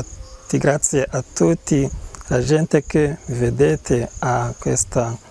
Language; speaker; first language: Italian; non-native, learner; Kinyarwanda